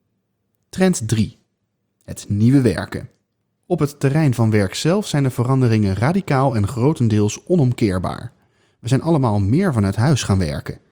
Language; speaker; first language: Dutch; native; Dutch